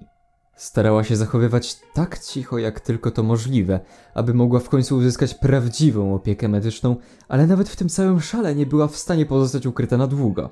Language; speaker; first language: Polish; native; Polish